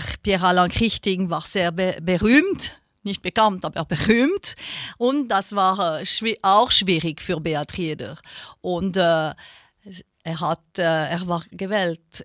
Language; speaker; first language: German; non-native, local second language; French